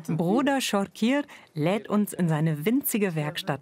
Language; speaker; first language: German; native; German